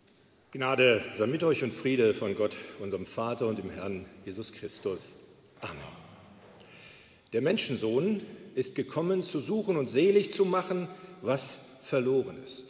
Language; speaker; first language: German; native; German